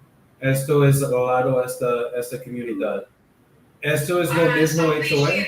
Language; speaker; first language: Spanish; non-native, learner; English